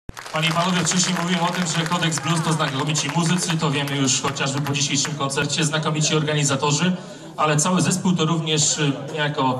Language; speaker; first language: Polish; native; Polish